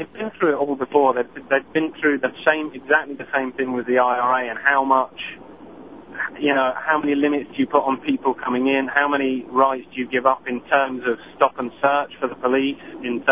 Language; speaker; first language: English; native; English